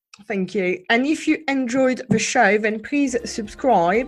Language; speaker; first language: English; native; English